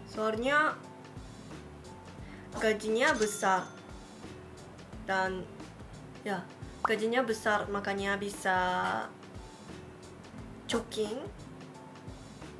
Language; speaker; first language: Indonesian; non-native, learner; Japanese